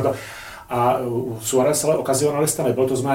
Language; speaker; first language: Czech; native; Czech